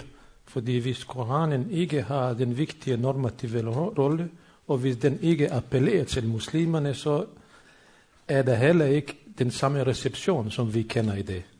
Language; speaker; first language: Swedish; non-native, fluent; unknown